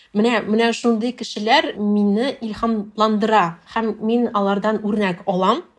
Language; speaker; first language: Tatar; non-native, local second language; Russian